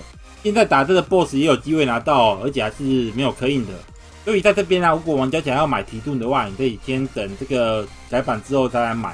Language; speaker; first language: Chinese; native; Chinese